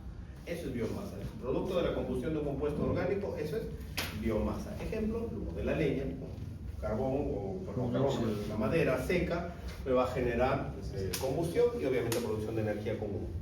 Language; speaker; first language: Spanish; native; Spanish